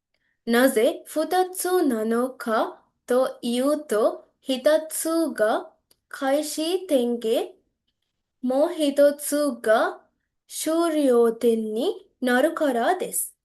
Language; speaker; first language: Japanese; non-native, learner; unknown